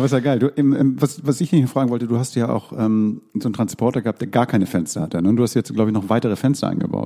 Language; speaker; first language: German; native; German